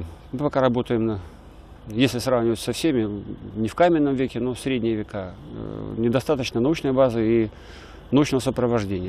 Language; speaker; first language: Russian; native; Russian